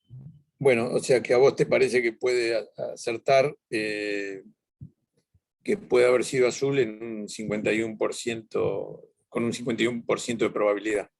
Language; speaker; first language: Spanish; native; Spanish